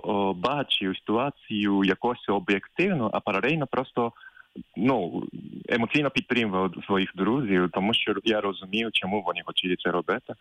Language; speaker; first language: Ukrainian; non-native, fluent; Japanese